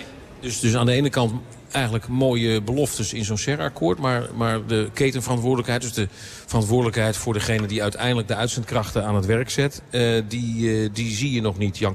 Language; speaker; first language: Dutch; native; Dutch